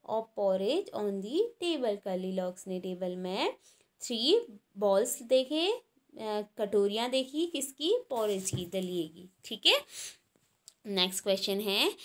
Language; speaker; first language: Hindi; native; Hindi